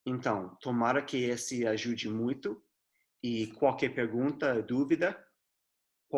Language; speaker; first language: Portuguese; non-native, fluent; English